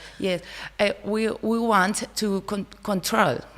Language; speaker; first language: English; non-native, learner; Spanish